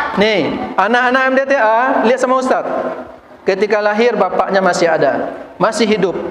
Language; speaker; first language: Malay; non-native, local second language; Minangkabau